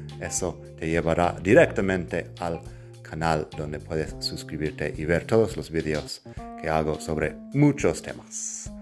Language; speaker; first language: Spanish; non-native, fluent; English